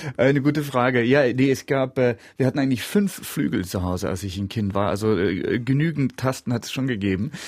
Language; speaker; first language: German; non-native, fluent; English